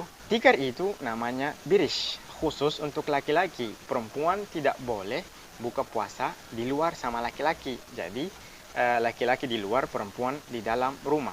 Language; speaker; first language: Indonesian; non-native, fluent; Arabic